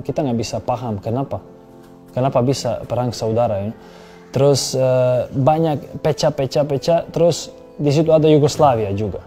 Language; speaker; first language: Indonesian; non-native, fluent; Serbian